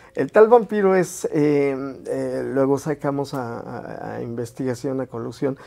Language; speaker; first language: Spanish; native; Spanish